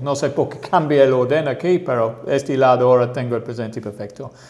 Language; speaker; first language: Spanish; non-native, fluent; English